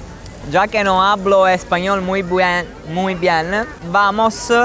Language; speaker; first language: Spanish; non-native, learner; Italian